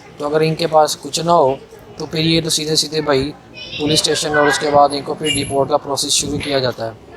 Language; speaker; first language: Urdu; non-native, local second language; Punjabi